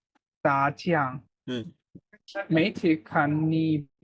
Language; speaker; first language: Chinese; non-native, learner; Bangla